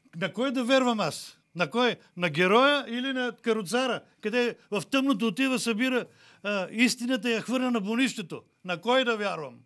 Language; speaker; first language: Bulgarian; native; Bulgarian